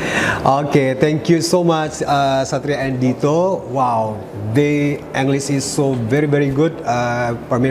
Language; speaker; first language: English; non-native, learner; Indonesian